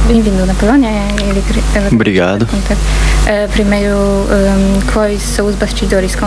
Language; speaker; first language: Portuguese; non-native, fluent; Polish